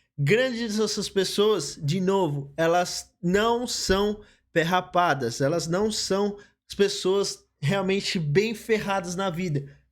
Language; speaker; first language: Portuguese; native; Portuguese